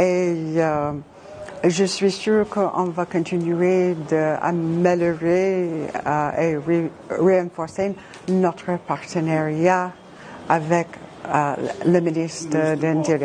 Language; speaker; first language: French; non-native, fluent; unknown